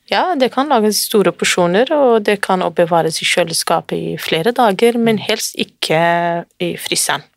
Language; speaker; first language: Norwegian; non-native, fluent; Kurdish